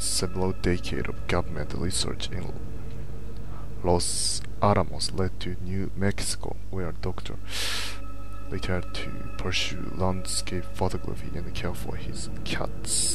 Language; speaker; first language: English; non-native, fluent; Japanese